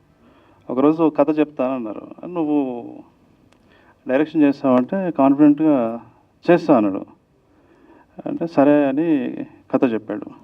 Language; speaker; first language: Telugu; native; Telugu